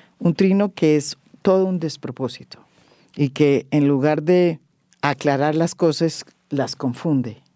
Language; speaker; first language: Spanish; native; Spanish